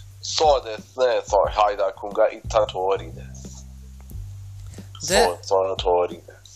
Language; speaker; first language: Japanese; non-native, fluent; Persian